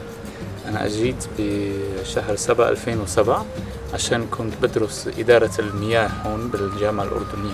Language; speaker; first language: Arabic; non-native, fluent; German